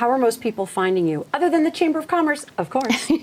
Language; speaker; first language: English; native; English